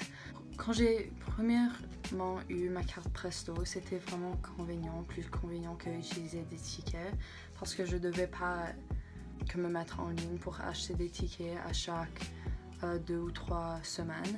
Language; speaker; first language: French; non-native, local second language; English